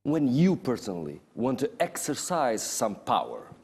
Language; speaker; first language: English; non-native, fluent; Albanian